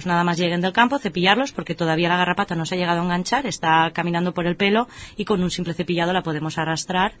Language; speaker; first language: Spanish; native; Spanish